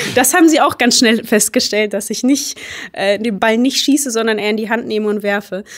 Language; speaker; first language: German; early bilingual, other home language; Polish